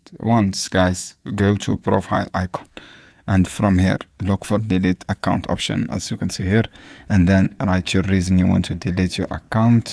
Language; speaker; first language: English; non-native, fluent; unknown